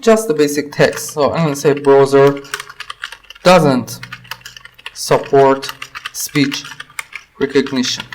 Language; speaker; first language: English; non-native, fluent; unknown